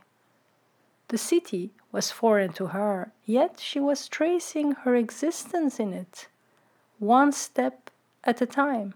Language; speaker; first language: English; non-native, fluent; Turkish